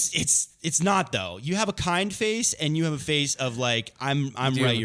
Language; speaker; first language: English; native; English